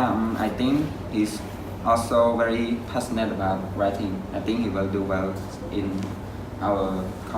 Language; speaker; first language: English; non-native, learner; Khmer